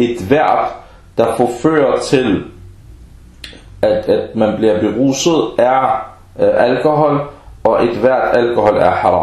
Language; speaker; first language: Danish; early bilingual, other home language; Arabic